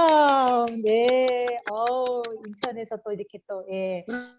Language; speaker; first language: Korean; native; Korean